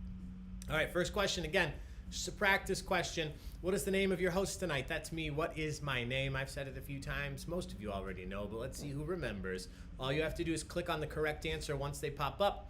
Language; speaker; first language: English; native; English